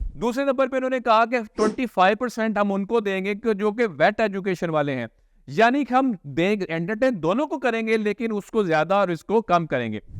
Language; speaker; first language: Urdu; non-native, local second language; Punjabi